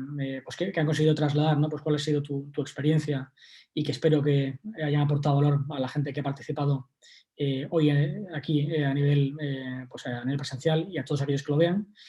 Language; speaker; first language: Spanish; native; Spanish